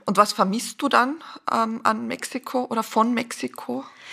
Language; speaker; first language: German; native; German